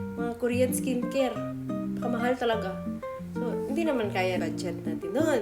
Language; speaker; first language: Filipino; non-native, local second language; Hiligaynon